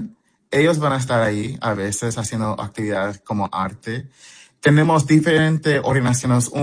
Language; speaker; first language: Spanish; early bilingual, heritage; English